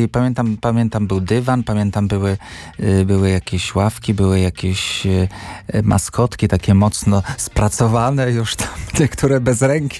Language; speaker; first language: Polish; native; Polish